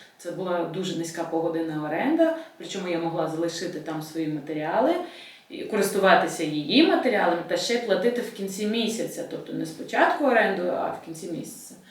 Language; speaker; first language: Ukrainian; non-native, local second language; Russian